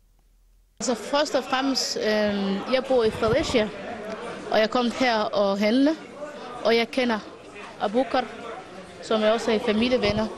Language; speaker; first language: Danish; non-native, learner; Somali